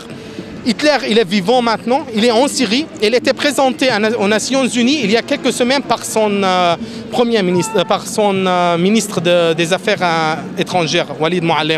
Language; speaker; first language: French; non-native, fluent; Arabic